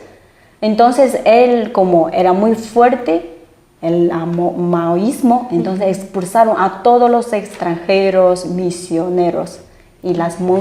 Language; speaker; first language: Spanish; non-native, fluent; Chinese